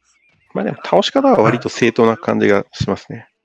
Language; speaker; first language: Japanese; native; Japanese